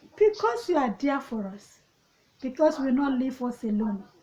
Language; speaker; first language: English; non-native, local second language; Yoruba